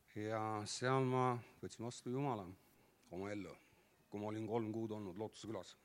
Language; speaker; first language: Estonian; native; Estonian